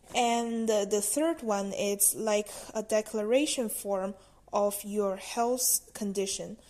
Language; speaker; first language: English; non-native, fluent; Chinese